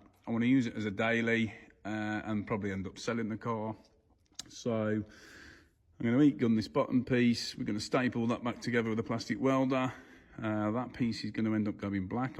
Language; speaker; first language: English; native; English